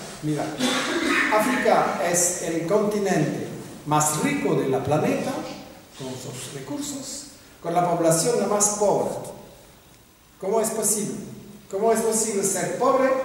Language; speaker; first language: Spanish; non-native, fluent; French